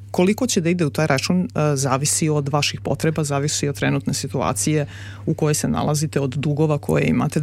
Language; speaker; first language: Serbian; native; Serbian